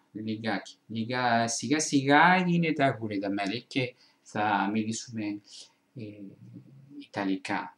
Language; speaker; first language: Greek; non-native, fluent; Italian